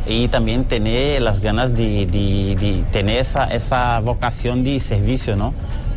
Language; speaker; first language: Spanish; non-native, fluent; Portuguese